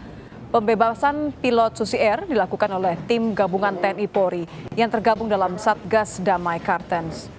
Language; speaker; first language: Indonesian; native; Indonesian